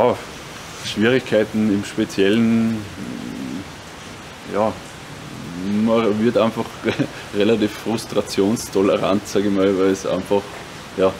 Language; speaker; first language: German; native; German